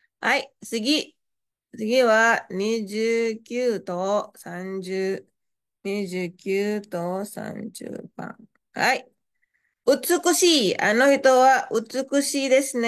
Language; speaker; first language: Japanese; non-native, fluent; Indonesian